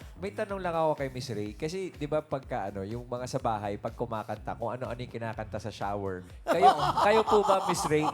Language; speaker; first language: Filipino; native; Filipino